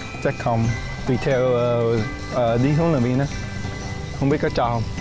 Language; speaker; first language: Vietnamese; early bilingual, heritage; English